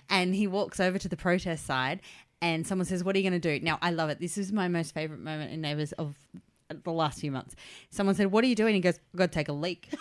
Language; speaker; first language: English; native; English